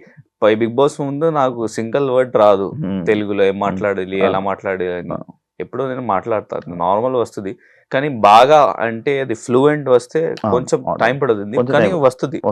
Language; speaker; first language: Telugu; non-native, learner; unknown